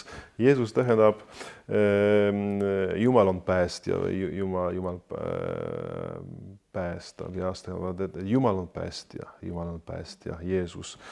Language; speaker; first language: Estonian; non-native, fluent; Polish